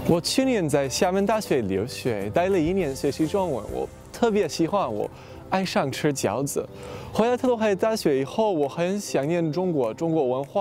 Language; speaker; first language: Chinese; non-native, learner; English